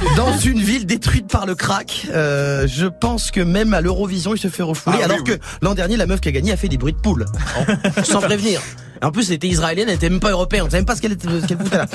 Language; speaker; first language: French; native; French